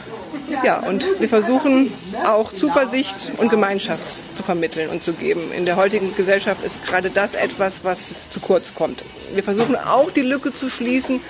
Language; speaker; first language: German; native; German